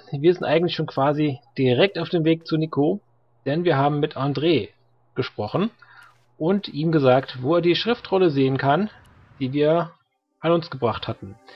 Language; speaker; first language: German; native; German